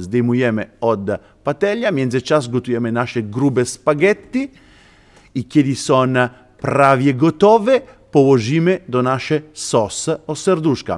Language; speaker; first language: Polish; non-native, learner; Italian